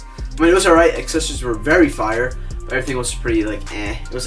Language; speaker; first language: English; native; English